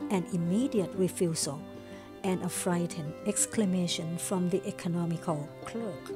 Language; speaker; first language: English; non-native, fluent; Thai